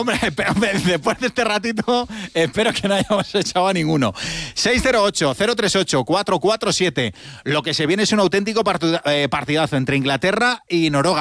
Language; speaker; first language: Spanish; native; Spanish